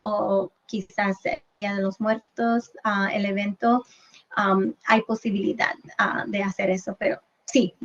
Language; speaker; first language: Spanish; early bilingual, heritage; English